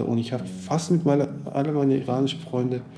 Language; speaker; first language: German; non-native, fluent; Persian